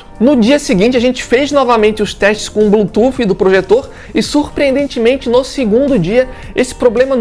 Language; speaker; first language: Portuguese; native; Portuguese